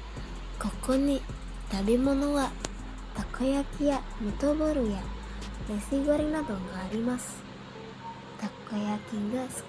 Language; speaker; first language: Japanese; non-native, learner; Indonesian